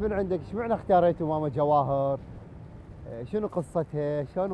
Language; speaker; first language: Arabic; native; Arabic